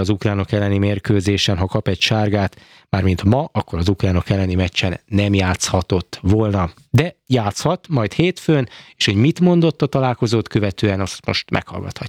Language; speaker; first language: Hungarian; native; Hungarian